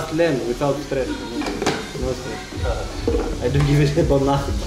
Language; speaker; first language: English; non-native, learner; Albanian